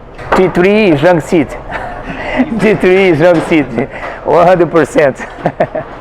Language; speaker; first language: English; non-native, learner; Portuguese